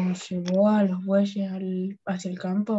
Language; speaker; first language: Spanish; non-native, learner; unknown